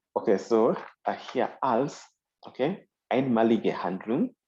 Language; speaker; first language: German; non-native, fluent; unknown